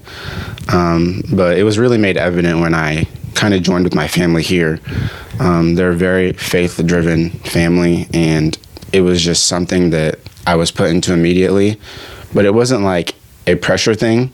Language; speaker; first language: English; early bilingual, other home language; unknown